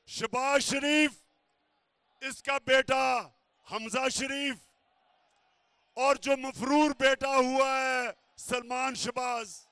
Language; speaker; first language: Urdu; native; Urdu